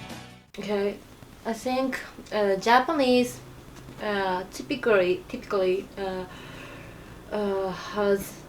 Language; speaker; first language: English; non-native, learner; Japanese